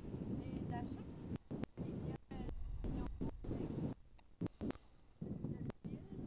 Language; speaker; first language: French; native; French